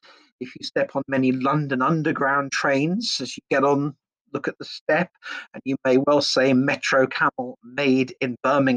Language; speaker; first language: English; native; English